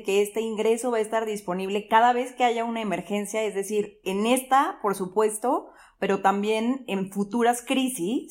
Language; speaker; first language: Spanish; native; Spanish